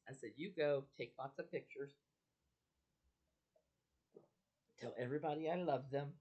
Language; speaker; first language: English; native; English